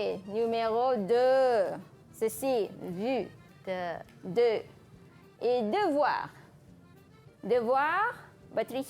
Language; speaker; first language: French; non-native, fluent; Malay